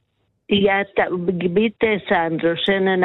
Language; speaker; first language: German; non-native, learner; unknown